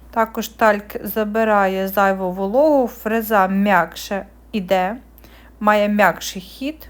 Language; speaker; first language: Ukrainian; native; Ukrainian